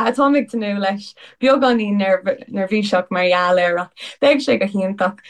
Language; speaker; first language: Irish; non-native, local second language; English